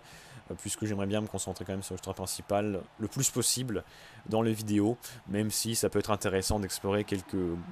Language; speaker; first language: French; native; French